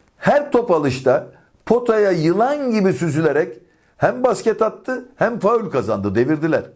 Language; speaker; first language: Turkish; native; Turkish